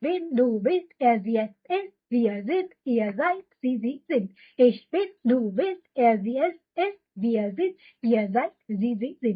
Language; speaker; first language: German; non-native, fluent; Hindi